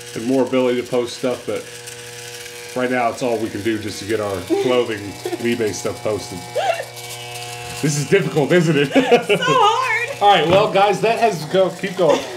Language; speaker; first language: English; native; English